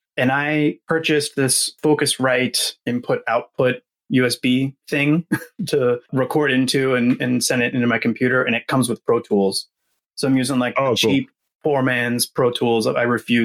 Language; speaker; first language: English; native; English